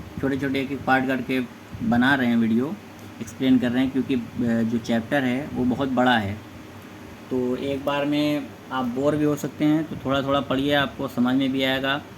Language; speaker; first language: Hindi; native; Hindi